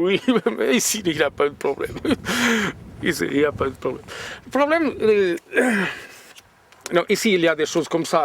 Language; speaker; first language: French; non-native, fluent; Portuguese